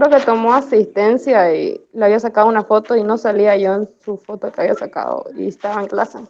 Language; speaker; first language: Spanish; native; Spanish